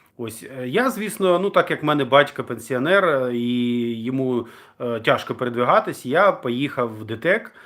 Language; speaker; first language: Ukrainian; non-native, local second language; Russian